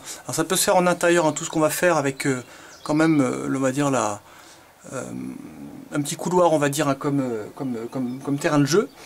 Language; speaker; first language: French; native; French